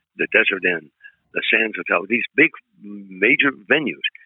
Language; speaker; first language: English; native; English